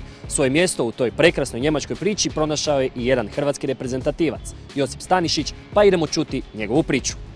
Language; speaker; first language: Croatian; native; Croatian